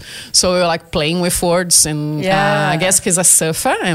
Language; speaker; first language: English; non-native, fluent; Portuguese